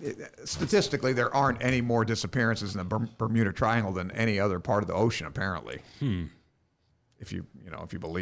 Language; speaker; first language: English; native; English